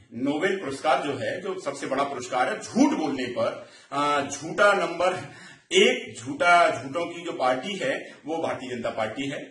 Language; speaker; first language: Hindi; native; Hindi